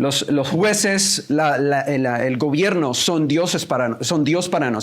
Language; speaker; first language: Spanish; native; Spanish